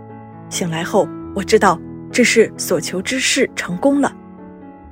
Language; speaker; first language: Chinese; native; Chinese